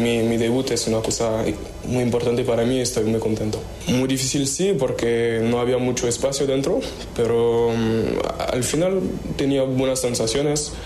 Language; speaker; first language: Spanish; non-native, learner; French